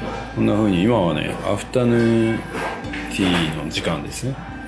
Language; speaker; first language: Japanese; native; Japanese